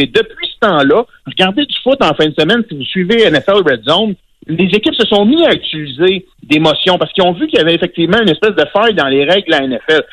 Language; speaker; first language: French; native; French